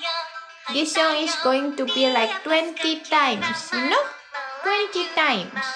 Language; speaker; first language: English; non-native, fluent; Indonesian